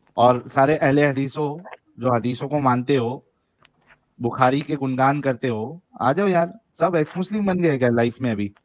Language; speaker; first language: Hindi; native; Hindi